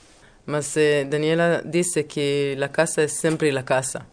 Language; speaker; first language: Spanish; non-native, learner; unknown